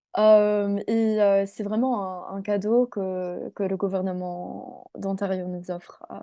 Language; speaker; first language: French; non-native, local second language; English